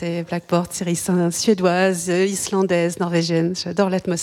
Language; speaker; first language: French; native; French